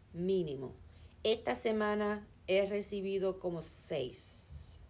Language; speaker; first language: Spanish; early bilingual, heritage; Spanish